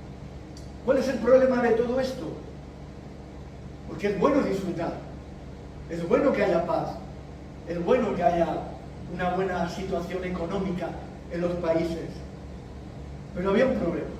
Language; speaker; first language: Spanish; native; Spanish